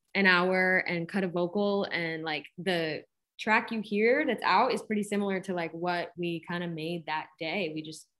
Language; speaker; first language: English; native; English